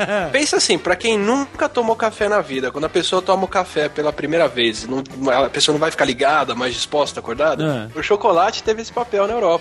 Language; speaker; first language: Portuguese; native; Portuguese